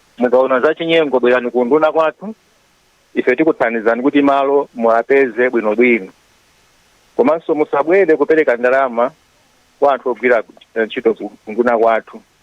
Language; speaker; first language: Nyanja; native; Nyanja